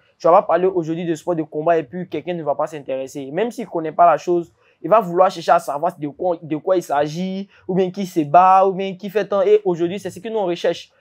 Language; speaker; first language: French; native; French